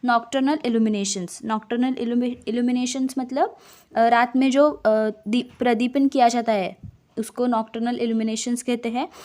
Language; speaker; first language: Hindi; non-native, local second language; Marathi